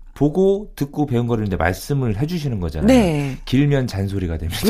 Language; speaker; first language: Korean; native; Korean